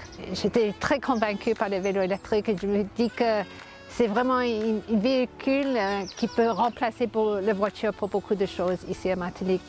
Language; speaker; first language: French; non-native, fluent; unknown